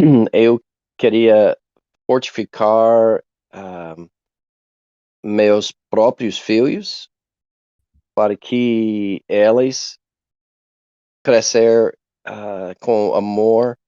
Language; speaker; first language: Portuguese; non-native, learner; English